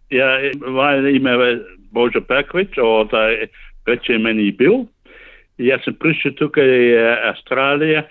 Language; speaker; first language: Slovenian; early bilingual, heritage; Slovenian